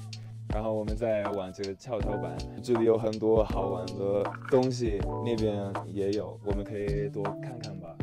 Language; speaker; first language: Chinese; non-native, fluent; English